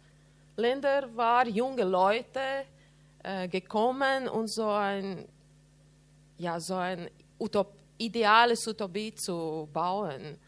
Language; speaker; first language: German; non-native, learner; Latvian